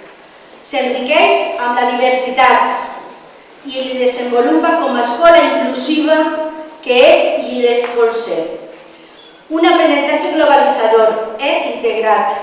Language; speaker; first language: Catalan; native; Catalan